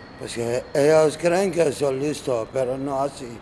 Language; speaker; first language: Spanish; non-native, learner; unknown